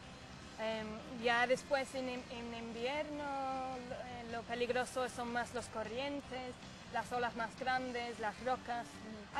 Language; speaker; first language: Spanish; non-native, fluent; English